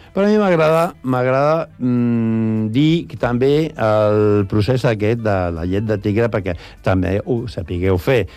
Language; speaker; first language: Catalan; non-native, local second language; Spanish